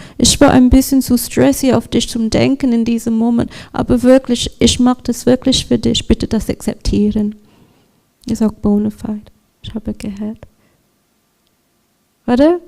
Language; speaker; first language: German; non-native, learner; English